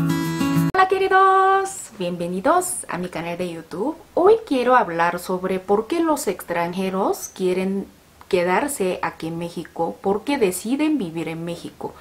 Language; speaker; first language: Spanish; non-native, learner; Korean